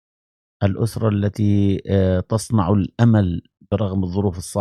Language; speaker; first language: Arabic; native; Arabic